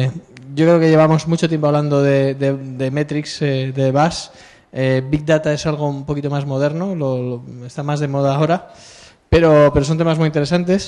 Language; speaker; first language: Spanish; native; Spanish